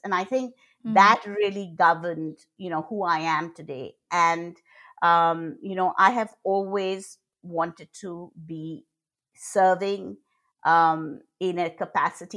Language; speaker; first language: English; non-native, local second language; Bangla